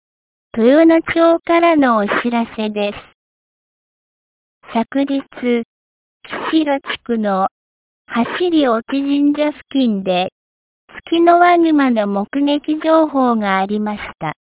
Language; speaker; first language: Japanese; native; Japanese